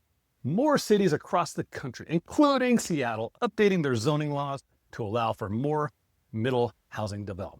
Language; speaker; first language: English; native; English